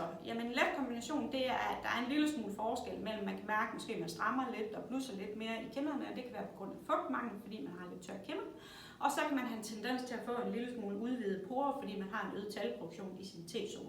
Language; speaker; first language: Danish; native; Danish